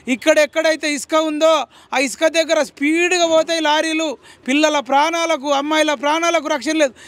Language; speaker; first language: Telugu; native; Telugu